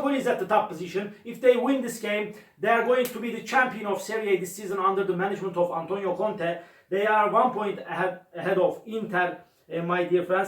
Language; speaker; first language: English; non-native, learner; Turkish